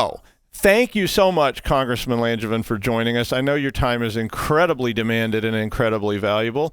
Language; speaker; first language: English; native; English